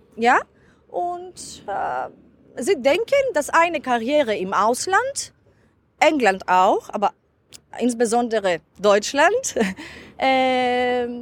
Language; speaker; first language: German; non-native, fluent; Greek